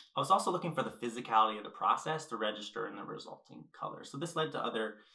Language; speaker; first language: English; native; English